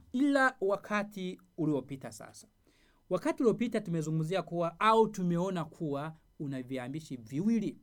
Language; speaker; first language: Swahili; non-native, local second language; Rundi